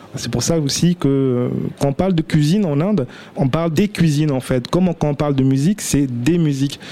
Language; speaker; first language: French; early bilingual, other home language; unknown